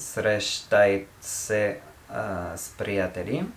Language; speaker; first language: Bulgarian; non-native, learner; English